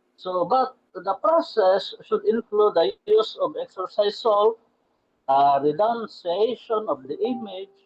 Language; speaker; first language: English; non-native, local second language; Filipino